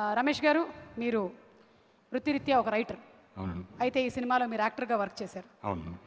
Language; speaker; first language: Telugu; native; Telugu